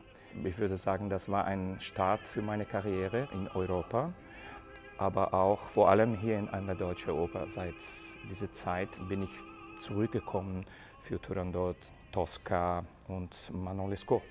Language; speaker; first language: German; non-native, fluent; Portuguese